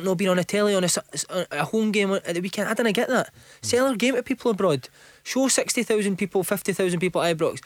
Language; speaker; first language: English; native; English